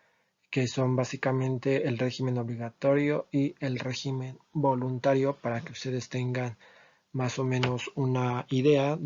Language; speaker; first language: Spanish; native; Spanish